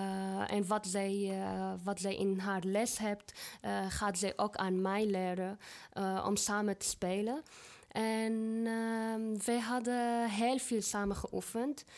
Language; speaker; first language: Dutch; non-native, fluent; Arabic